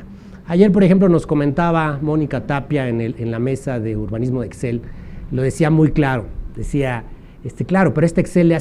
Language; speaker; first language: Spanish; native; Spanish